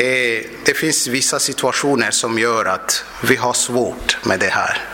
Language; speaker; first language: Swedish; non-native, fluent; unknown